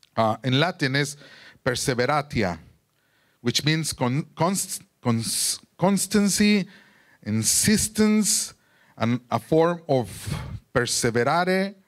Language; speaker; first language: English; non-native, fluent; Spanish